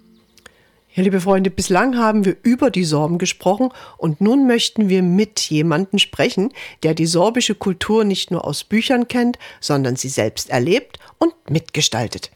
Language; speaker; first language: German; native; German